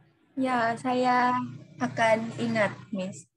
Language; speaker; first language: Indonesian; non-native, learner; Korean